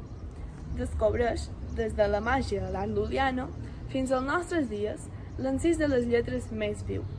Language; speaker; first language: Catalan; native; Catalan